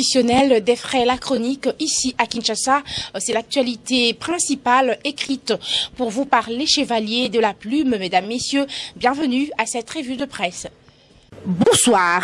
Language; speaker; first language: French; non-native, local second language; Lingala